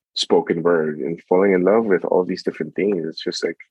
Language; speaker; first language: English; non-native, local second language; Filipino